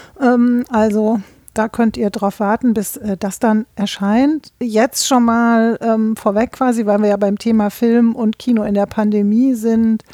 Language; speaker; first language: German; native; German